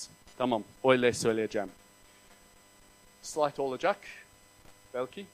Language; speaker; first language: Turkish; non-native, fluent; English